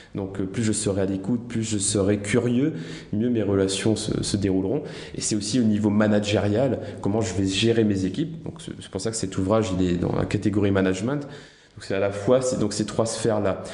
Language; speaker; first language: French; native; French